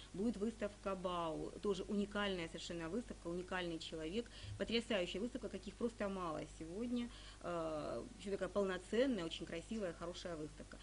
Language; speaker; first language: Russian; native; Russian